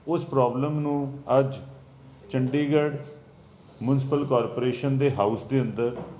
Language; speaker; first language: Hindi; non-native, local second language; Punjabi